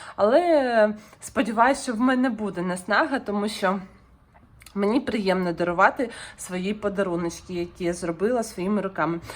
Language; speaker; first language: Ukrainian; non-native, local second language; Russian